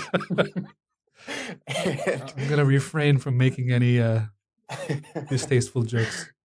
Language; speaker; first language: English; non-native, fluent; Amharic